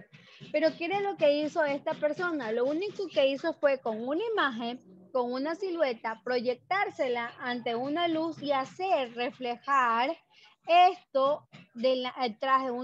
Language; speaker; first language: Spanish; native; Spanish